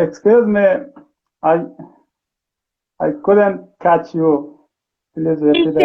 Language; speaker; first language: English; non-native, learner; Persian